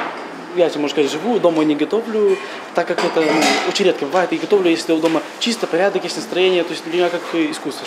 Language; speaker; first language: Russian; native; Russian